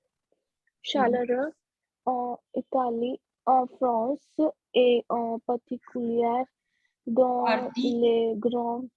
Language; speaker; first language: French; non-native, learner; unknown